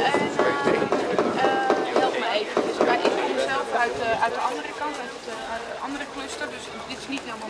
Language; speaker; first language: Dutch; native; Dutch